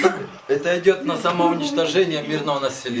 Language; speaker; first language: Russian; native; Russian